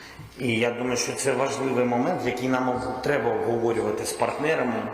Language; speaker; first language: Ukrainian; non-native, local second language; Russian